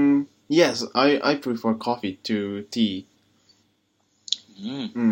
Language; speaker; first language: English; non-native, learner; Japanese